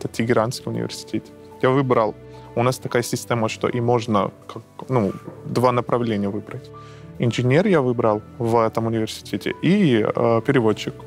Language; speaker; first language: Russian; non-native, fluent; Persian